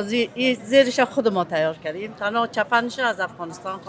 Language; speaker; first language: Persian; native; Persian